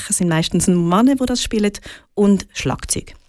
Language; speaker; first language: German; native; German